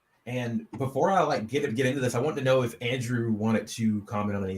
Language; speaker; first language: English; native; English